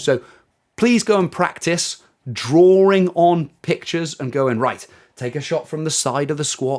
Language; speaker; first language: English; native; English